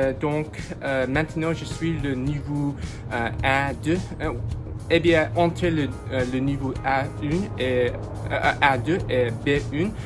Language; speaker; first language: French; non-native, learner; English